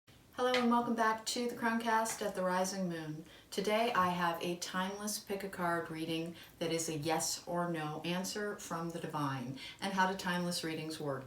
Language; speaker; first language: English; native; English